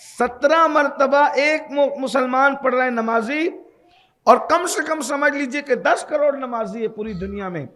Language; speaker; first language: Urdu; native; Urdu